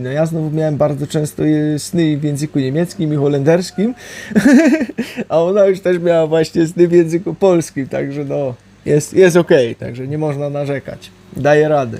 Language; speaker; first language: Polish; early bilingual, heritage; Polish